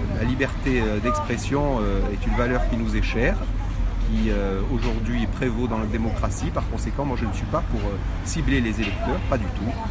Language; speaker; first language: French; native; French